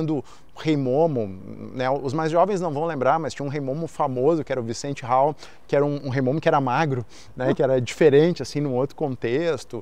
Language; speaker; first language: Portuguese; native; Portuguese